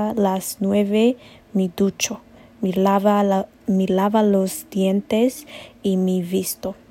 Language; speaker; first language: Spanish; non-native, learner; Amharic